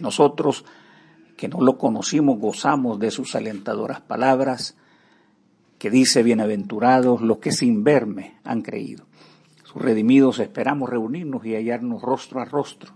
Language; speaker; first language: Spanish; native; Spanish